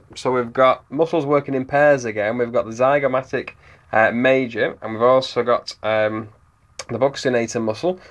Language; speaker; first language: English; native; English